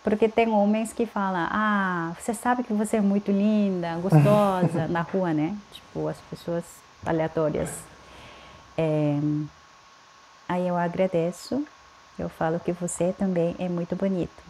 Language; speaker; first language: Portuguese; non-native, fluent; Korean